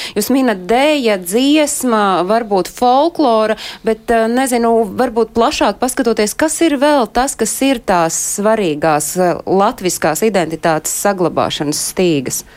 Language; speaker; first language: Latvian; native; Latvian